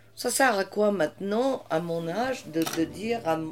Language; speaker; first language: French; early bilingual, heritage; French